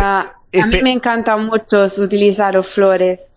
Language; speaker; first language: Spanish; non-native, fluent; Italian